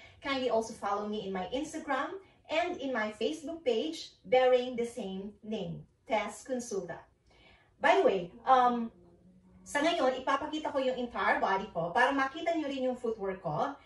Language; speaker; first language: English; non-native, local second language; Filipino